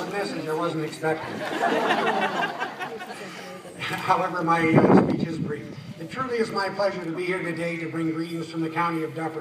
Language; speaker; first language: English; native; English